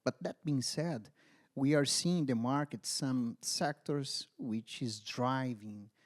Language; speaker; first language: English; non-native, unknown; Portuguese